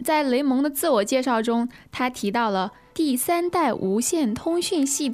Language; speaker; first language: Chinese; native; Chinese